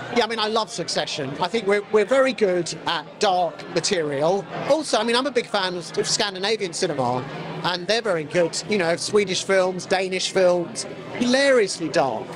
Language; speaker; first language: English; native; English